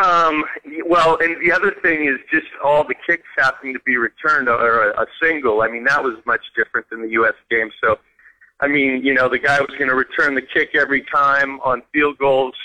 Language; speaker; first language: English; native; English